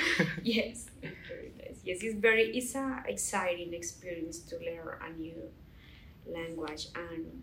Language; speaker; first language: English; non-native, learner; Spanish